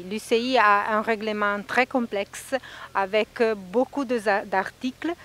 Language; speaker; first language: French; non-native, fluent; Italian